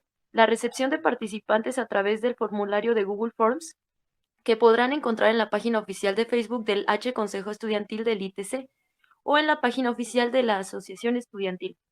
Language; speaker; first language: Spanish; native; Spanish